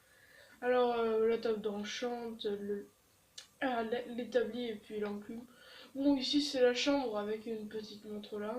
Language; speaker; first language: French; native; French